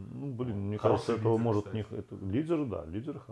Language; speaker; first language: Russian; native; Russian